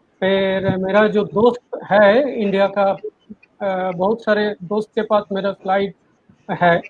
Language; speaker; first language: Hindi; non-native, local second language; Bangla